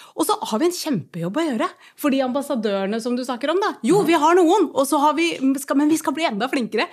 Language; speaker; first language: Norwegian; native; Norwegian